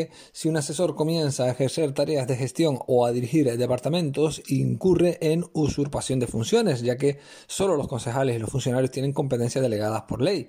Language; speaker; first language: Spanish; native; Spanish